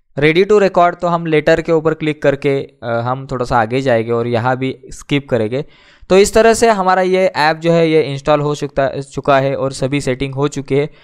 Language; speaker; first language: Hindi; non-native, local second language; Marathi